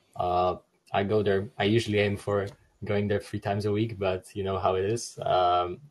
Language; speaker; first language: English; non-native, fluent; Polish